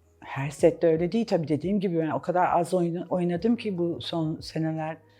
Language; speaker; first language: Turkish; non-native, fluent; English